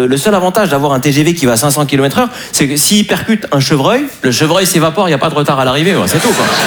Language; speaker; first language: French; native; French